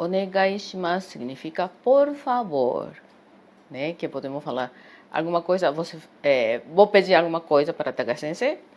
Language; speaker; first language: Portuguese; non-native, fluent; Japanese